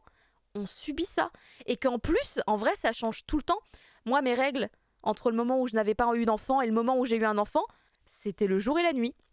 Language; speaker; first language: French; native; French